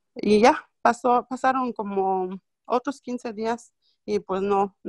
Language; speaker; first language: Spanish; non-native, local second language; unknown